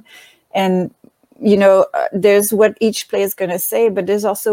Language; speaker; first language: English; non-native, fluent; French